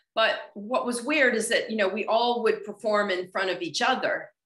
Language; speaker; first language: English; native; English